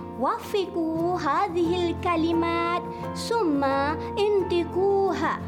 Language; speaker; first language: Arabic; non-native, fluent; Malay